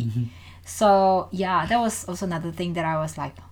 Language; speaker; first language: English; non-native, fluent; Indonesian